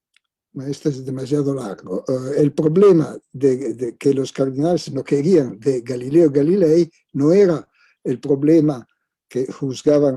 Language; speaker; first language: Spanish; non-native, fluent; Italian